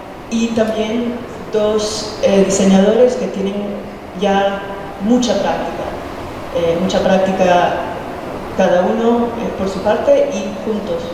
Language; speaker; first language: Spanish; early bilingual, heritage; Spanish